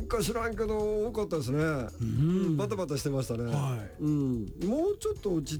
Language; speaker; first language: Japanese; native; Japanese